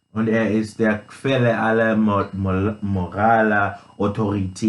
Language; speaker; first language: German; non-native, fluent; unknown